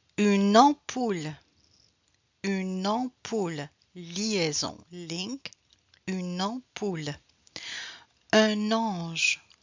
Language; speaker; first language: French; native; French